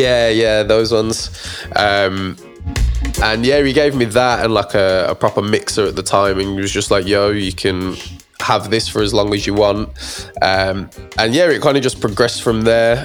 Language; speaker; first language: English; native; English